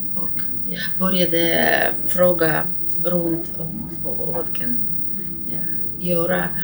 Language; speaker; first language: Swedish; non-native, fluent; Russian